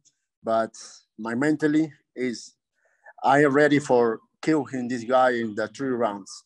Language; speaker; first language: English; non-native, learner; Spanish